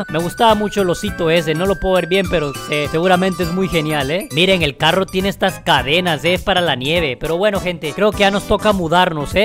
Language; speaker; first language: Spanish; native; Spanish